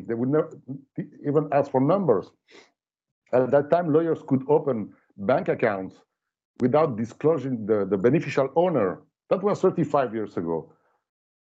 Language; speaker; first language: English; non-native, fluent; French